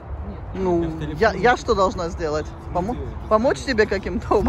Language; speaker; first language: Russian; native; Russian